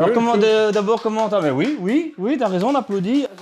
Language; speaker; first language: French; native; French